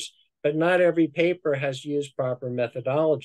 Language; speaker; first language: English; native; English